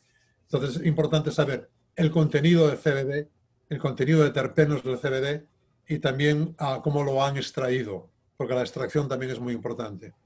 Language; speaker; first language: Spanish; native; Spanish